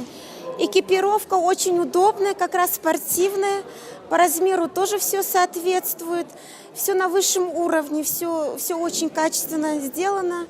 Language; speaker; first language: Russian; native; Russian